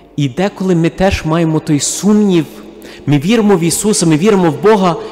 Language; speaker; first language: Ukrainian; native; Ukrainian